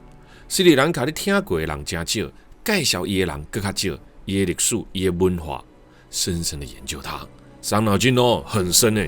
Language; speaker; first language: Chinese; native; Chinese